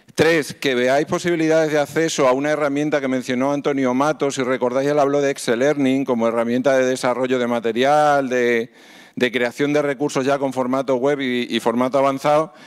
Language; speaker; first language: Spanish; native; Spanish